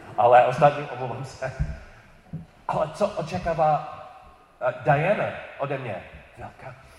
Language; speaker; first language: Czech; non-native, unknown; English